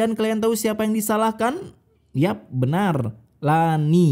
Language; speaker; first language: Indonesian; native; Indonesian